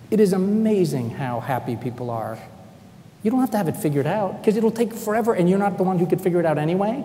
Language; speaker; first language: English; native; English